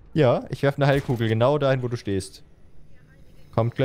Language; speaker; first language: German; native; German